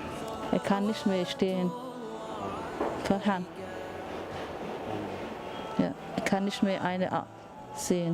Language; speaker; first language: German; non-native, learner; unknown